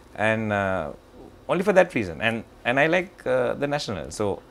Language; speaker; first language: English; non-native, local second language; Sinhala